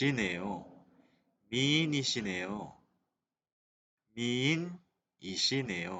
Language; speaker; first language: Korean; non-native, fluent; Mongolian